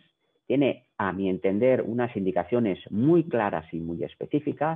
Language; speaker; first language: Spanish; native; Spanish